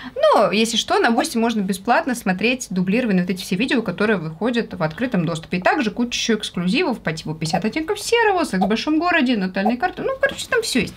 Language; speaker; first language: Russian; native; Russian